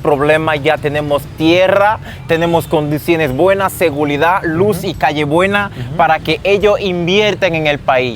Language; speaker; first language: Spanish; non-native, fluent; Haitian Creole